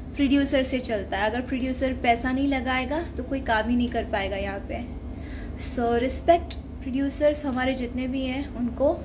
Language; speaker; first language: Hindi; non-native, local second language; Gujarati